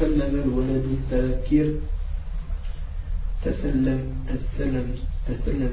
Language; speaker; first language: Arabic; non-native, learner; French